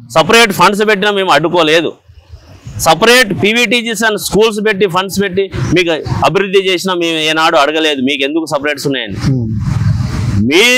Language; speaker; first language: Telugu; non-native, local second language; Lambadi